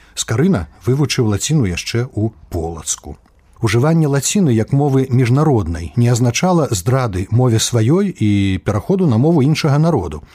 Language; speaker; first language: Belarusian; native; Belarusian